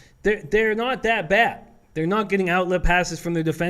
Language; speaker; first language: English; native; English